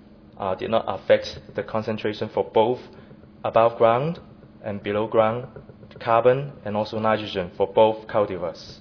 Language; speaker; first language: English; non-native, fluent; Chinese